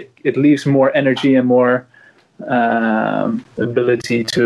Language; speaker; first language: English; non-native, fluent; Dutch